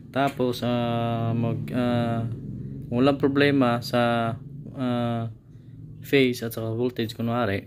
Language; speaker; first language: Filipino; non-native, local second language; Cebuano